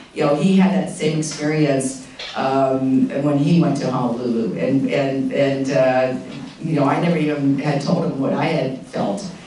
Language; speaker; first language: English; native; English